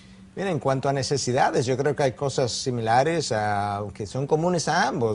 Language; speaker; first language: Spanish; native; Spanish